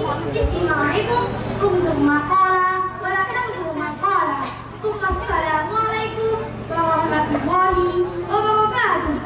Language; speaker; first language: Arabic; non-native, learner; Indonesian